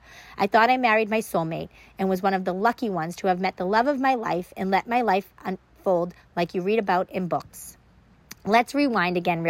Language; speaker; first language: English; native; English